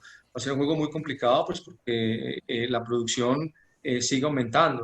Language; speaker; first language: Spanish; native; Spanish